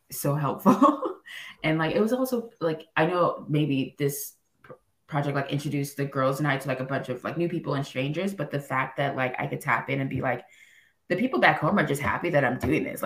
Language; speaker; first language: English; native; English